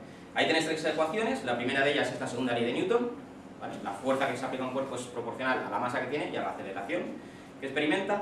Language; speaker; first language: Spanish; native; Spanish